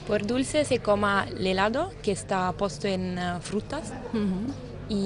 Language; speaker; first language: Spanish; non-native, learner; Italian